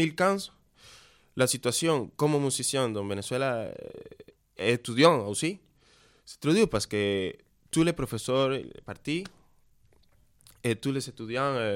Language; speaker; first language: French; non-native, learner; Spanish